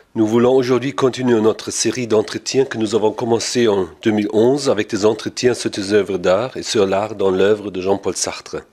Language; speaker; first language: French; non-native, fluent; German